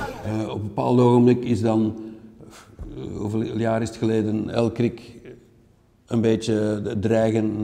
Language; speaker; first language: Dutch; native; Dutch